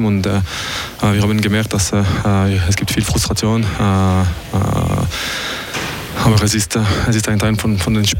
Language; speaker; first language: German; non-native, local second language; French